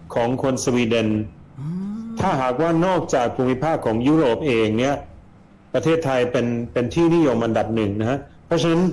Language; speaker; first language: Thai; early bilingual, other home language; Swedish